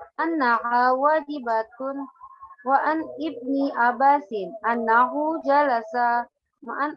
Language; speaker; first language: Arabic; non-native, learner; Indonesian